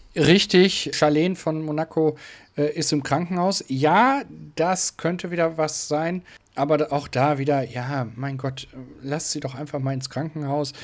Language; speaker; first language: German; native; German